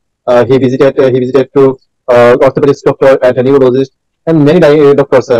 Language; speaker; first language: English; non-native, learner; Bangla